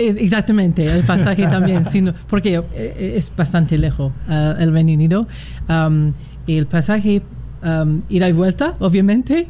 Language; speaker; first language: Spanish; non-native, fluent; English